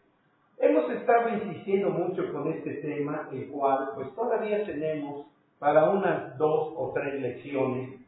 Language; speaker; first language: Spanish; native; Spanish